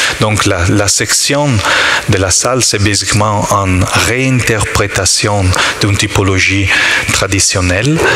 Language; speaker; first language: French; non-native, learner; Italian